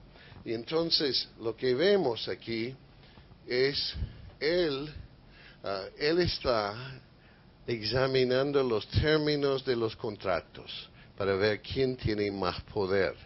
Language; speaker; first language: Spanish; non-native, fluent; English